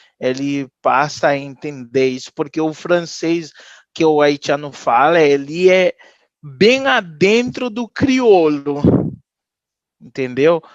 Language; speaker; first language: Portuguese; non-native, fluent; Haitian Creole